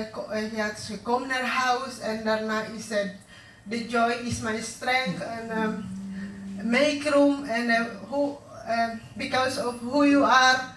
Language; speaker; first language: Dutch; non-native, learner; Indonesian